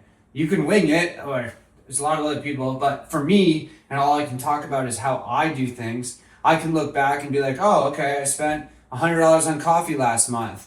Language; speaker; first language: English; native; English